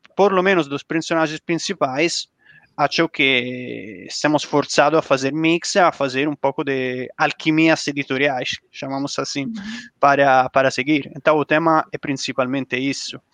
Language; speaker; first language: Portuguese; non-native, learner; Italian